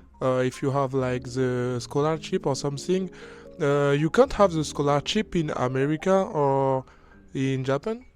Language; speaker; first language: English; non-native, learner; French